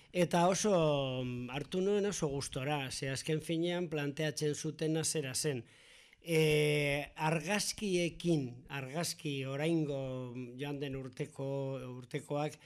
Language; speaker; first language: Basque; non-native, local second language; Spanish